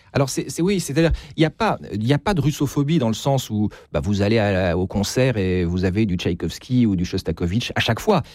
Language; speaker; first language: French; native; French